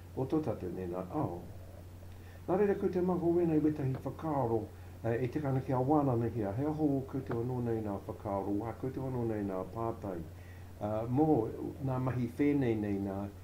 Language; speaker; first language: Māori; native; Māori